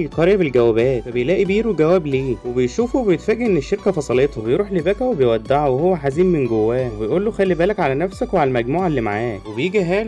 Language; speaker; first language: Arabic; native; Arabic